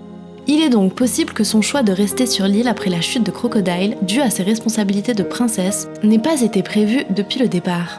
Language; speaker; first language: French; native; French